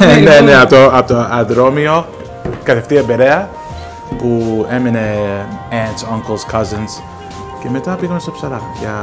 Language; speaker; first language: Greek; early bilingual, heritage; Greek